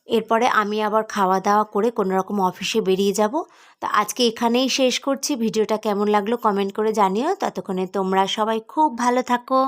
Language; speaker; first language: Bangla; native; Bangla